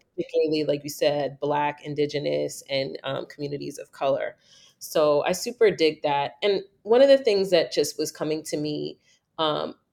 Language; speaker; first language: English; native; English